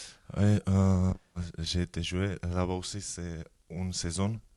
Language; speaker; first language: French; non-native, learner; Georgian